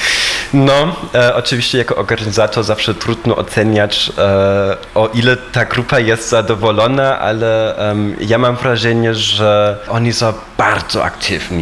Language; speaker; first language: Polish; non-native, fluent; German